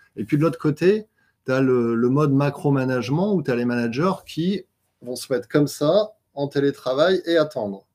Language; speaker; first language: French; native; French